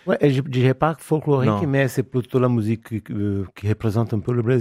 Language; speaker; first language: French; non-native, fluent; Portuguese